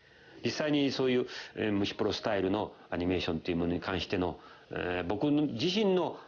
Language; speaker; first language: Japanese; native; Japanese